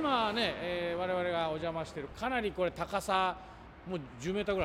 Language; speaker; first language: Japanese; native; Japanese